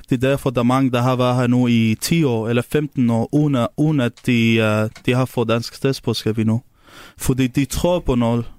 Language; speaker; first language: Danish; non-native, fluent; Arabic